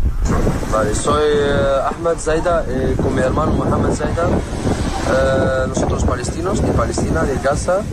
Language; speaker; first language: Spanish; non-native, learner; Arabic